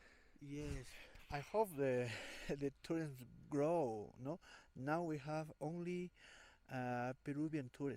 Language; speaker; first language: English; non-native, learner; Spanish